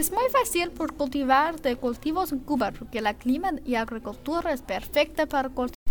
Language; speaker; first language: Spanish; non-native, learner; English